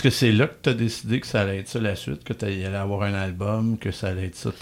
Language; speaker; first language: French; native; French